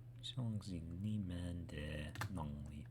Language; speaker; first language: Chinese; non-native, learner; English